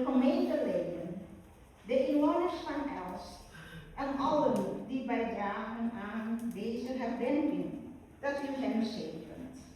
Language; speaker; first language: Dutch; early bilingual, other home language; Malay